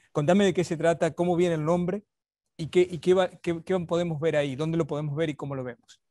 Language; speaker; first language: Spanish; native; Spanish